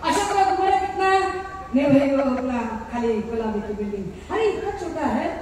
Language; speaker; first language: Hindi; non-native, local second language; Marathi